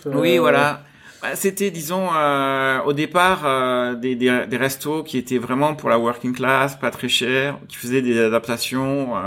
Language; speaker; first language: French; native; French